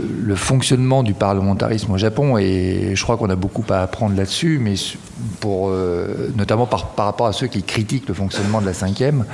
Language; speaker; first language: French; native; French